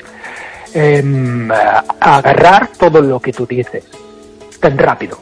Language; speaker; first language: Spanish; non-native, fluent; English